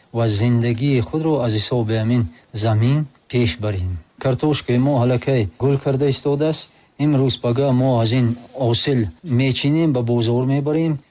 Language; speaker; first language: Tajik; non-native, local second language; Shughni